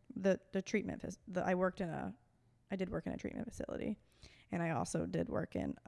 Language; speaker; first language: English; native; English